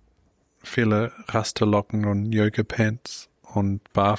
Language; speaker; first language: German; non-native, fluent; English